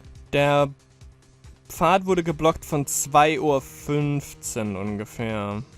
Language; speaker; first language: German; native; German